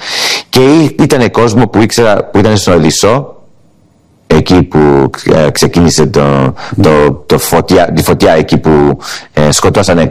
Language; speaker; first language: Greek; early bilingual, heritage; English